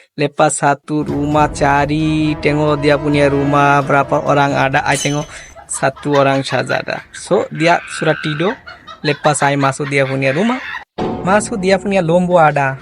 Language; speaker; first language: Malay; non-native, learner; Bangla